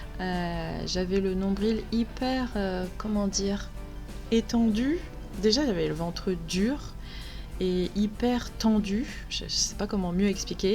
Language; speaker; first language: French; native; French